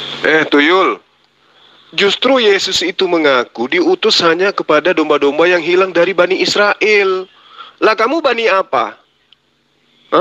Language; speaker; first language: Indonesian; native; Indonesian